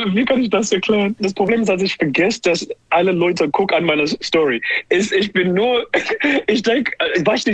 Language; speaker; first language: German; non-native, fluent; English